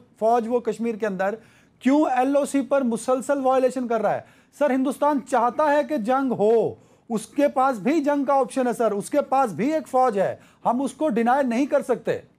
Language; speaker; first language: Urdu; native; Urdu